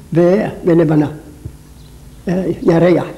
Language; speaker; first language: Hebrew; non-native, local second language; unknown